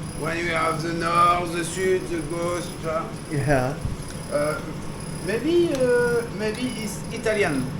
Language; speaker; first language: English; non-native, learner; French